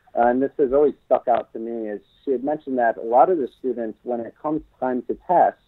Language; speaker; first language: English; native; English